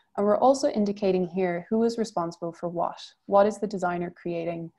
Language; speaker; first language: English; native; English